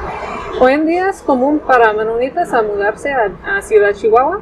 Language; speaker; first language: Spanish; non-native, fluent; English